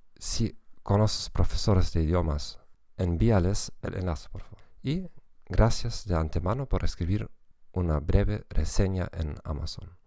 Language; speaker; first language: Spanish; non-native, fluent; German